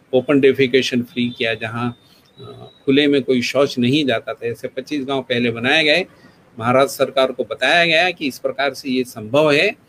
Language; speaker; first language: Hindi; non-native, local second language; Gujarati